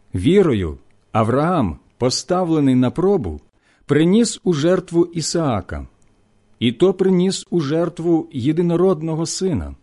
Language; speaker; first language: Ukrainian; native; Ukrainian